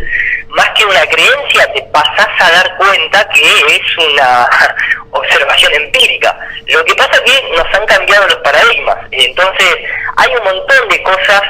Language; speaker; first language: Spanish; native; Spanish